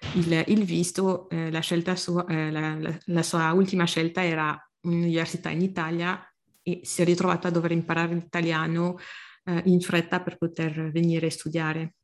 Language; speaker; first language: Italian; non-native, fluent; French